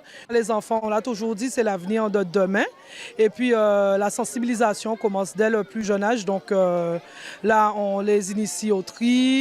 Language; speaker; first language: French; native; French